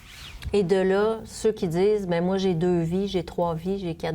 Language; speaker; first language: French; native; French